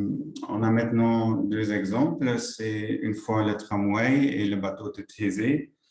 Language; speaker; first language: French; non-native, local second language; Luxembourgish